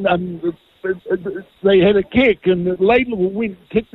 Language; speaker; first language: English; native; English